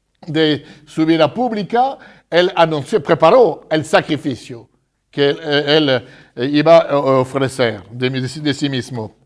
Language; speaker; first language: Spanish; non-native, fluent; French